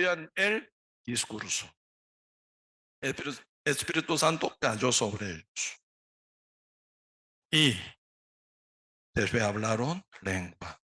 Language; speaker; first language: Spanish; non-native, learner; Korean